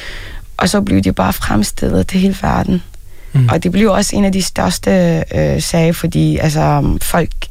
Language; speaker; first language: Danish; early bilingual, other home language; Arabic